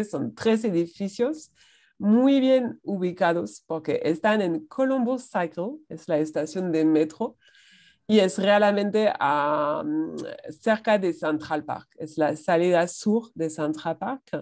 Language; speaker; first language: Spanish; non-native, fluent; French